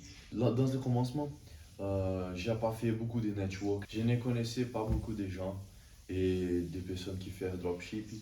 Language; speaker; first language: French; non-native, learner; Portuguese